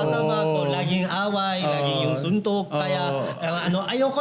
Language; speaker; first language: Filipino; non-native, learner; Japanese